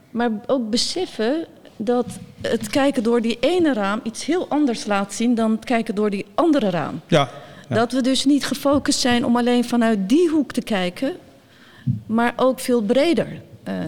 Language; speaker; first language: Dutch; early bilingual, other home language; Turkish